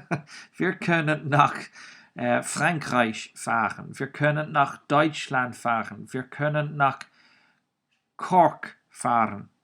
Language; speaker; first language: German; non-native, fluent; Irish